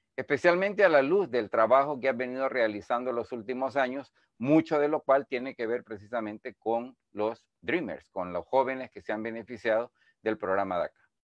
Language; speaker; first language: Spanish; native; Spanish